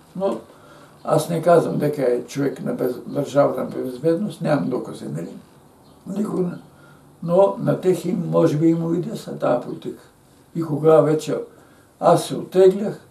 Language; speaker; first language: Bulgarian; native; Bulgarian